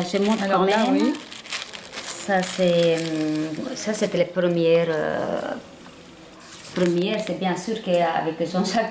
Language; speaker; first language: French; non-native, learner; Hungarian